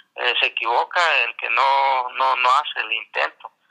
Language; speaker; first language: Spanish; native; Spanish